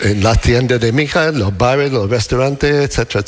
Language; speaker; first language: Spanish; non-native, learner; English